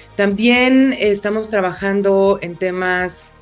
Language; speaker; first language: Spanish; native; Spanish